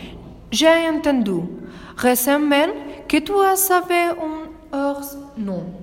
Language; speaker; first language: French; non-native, learner; Spanish